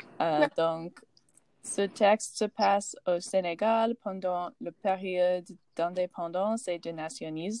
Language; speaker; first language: French; non-native, learner; English